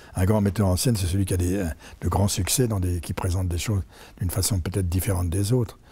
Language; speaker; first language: French; native; French